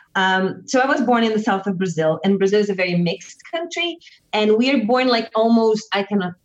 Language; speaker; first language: English; non-native, fluent; Portuguese